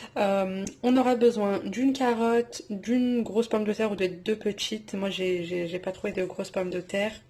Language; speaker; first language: French; native; French